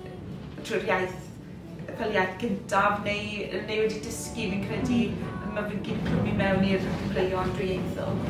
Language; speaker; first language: Welsh; native; Welsh